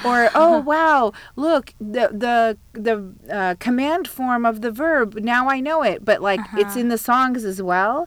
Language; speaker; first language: English; early bilingual, other home language; Arabic